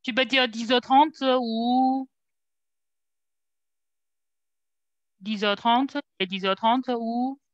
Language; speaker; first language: French; non-native, fluent; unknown